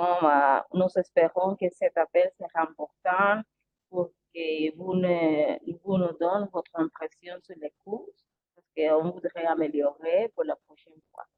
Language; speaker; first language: French; non-native, fluent; Spanish